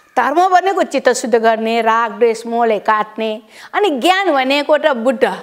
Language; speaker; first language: Nepali; non-native, local second language; Newari